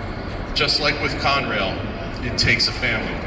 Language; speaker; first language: English; native; English